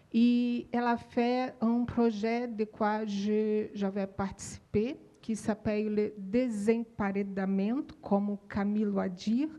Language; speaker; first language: French; non-native, learner; Portuguese